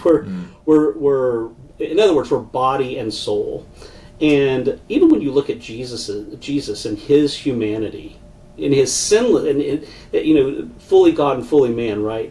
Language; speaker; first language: English; native; English